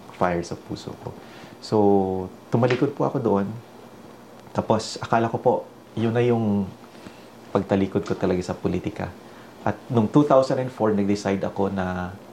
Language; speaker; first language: Filipino; non-native, local second language; Hiligaynon